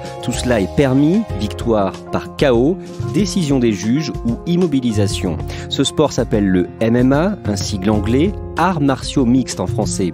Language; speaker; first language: French; native; French